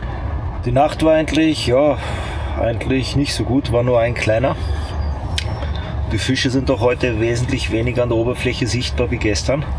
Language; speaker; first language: German; native; German